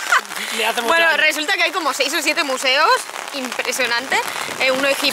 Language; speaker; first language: Spanish; native; Spanish